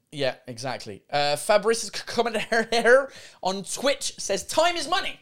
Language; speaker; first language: English; native; English